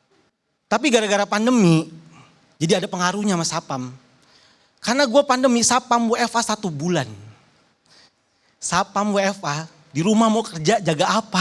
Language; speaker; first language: Indonesian; native; Indonesian